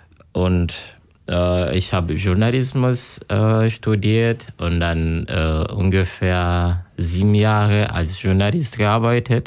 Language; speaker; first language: German; non-native, learner; Kinyarwanda